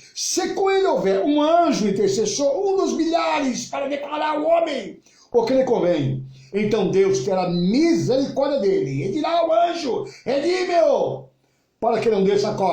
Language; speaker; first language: Portuguese; native; Portuguese